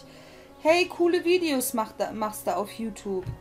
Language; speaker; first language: German; native; German